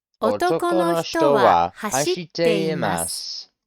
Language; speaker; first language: Japanese; non-native, learner; English